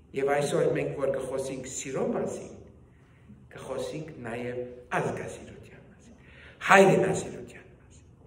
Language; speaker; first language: Armenian; early bilingual, heritage; Armenian